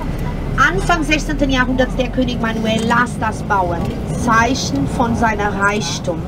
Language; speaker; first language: German; non-native, fluent; Portuguese